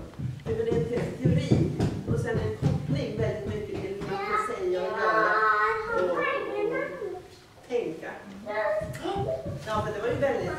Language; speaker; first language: Swedish; native; Swedish